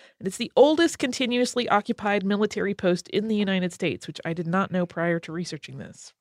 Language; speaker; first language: English; native; English